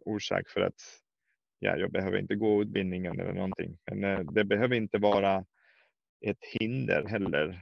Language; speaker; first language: Swedish; non-native, fluent; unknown